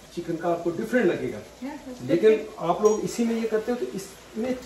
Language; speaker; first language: Urdu; native; Urdu